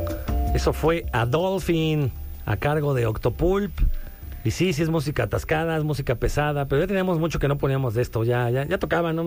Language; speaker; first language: Spanish; native; Spanish